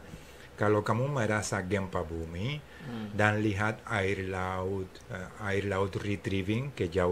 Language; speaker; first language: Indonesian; non-native, fluent; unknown